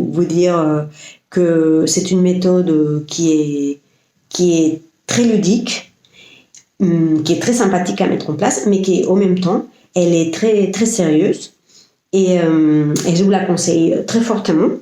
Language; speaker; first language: French; non-native, fluent; Spanish